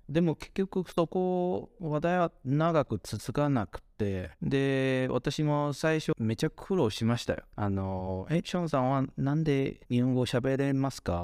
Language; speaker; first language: Japanese; non-native, fluent; Chinese